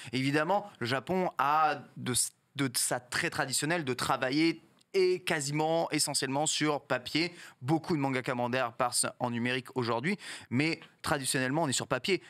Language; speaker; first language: French; native; French